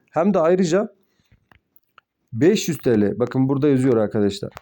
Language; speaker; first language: Turkish; native; Turkish